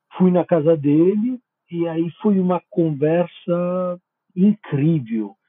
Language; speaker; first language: Portuguese; non-native, fluent; Italian